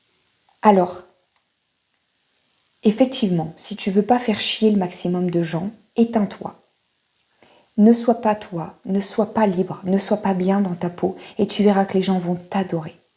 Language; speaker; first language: French; native; French